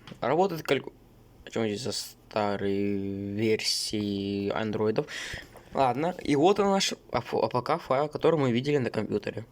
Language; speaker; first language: Russian; native; Russian